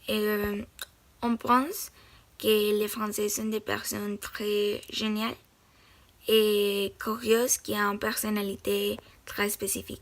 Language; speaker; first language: French; non-native, learner; Spanish